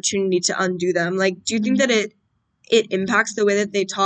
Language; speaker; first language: English; native; English